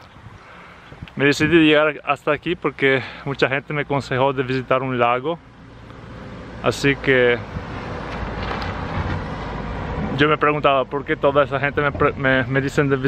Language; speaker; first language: Spanish; non-native, fluent; Italian